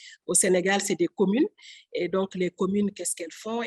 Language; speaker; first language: French; non-native, local second language; Wolof